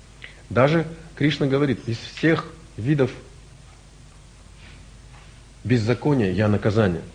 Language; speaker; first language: Russian; native; Russian